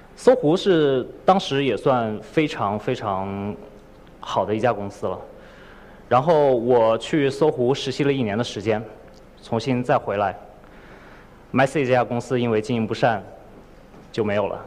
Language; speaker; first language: Chinese; native; Chinese